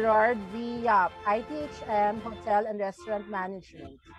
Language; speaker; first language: English; non-native, local second language; Filipino